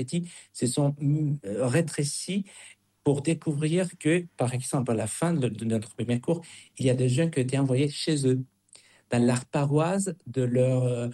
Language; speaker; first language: French; non-native, fluent; Spanish